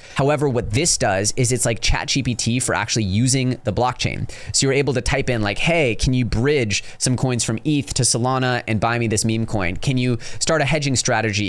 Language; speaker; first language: English; native; English